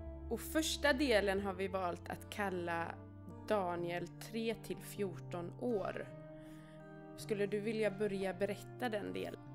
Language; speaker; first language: Swedish; native; Swedish